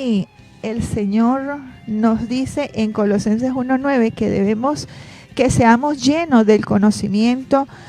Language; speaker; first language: Spanish; native; Spanish